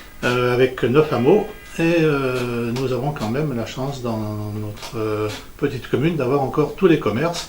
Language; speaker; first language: French; native; French